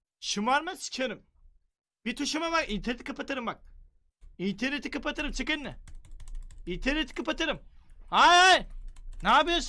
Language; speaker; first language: Turkish; native; Turkish